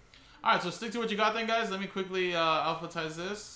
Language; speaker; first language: English; native; English